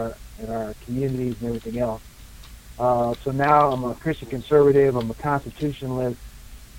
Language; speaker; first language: English; native; English